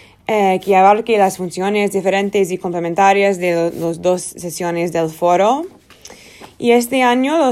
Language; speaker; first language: Spanish; non-native, learner; Portuguese